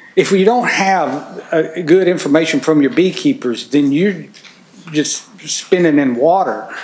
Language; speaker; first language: English; native; English